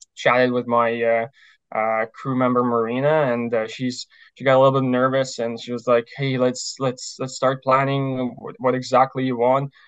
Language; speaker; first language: English; non-native, fluent; Ukrainian